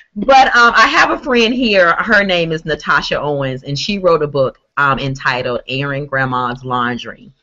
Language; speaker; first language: English; native; English